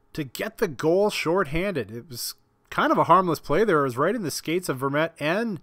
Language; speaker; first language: English; native; English